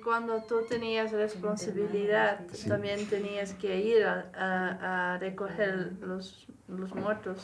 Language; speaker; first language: Spanish; non-native, learner; Dutch